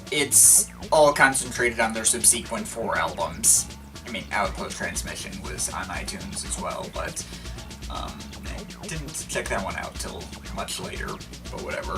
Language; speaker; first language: English; native; English